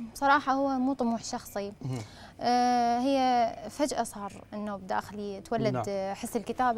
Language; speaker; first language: Arabic; native; Arabic